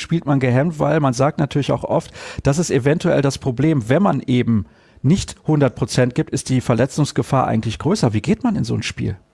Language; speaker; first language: German; native; German